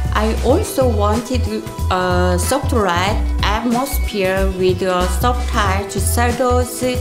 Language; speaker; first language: English; non-native, learner; Korean